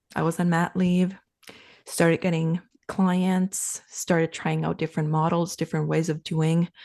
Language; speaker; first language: English; non-native, fluent; Finnish